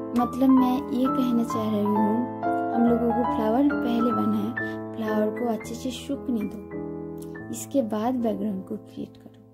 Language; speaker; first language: Hindi; non-native, local second language; Bangla